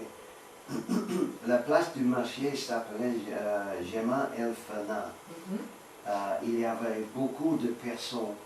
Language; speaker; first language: French; non-native, learner; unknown